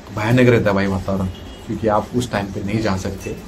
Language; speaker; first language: Hindi; non-native, local second language; Marathi